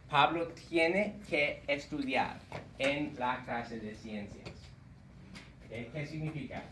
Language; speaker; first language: Spanish; non-native, fluent; English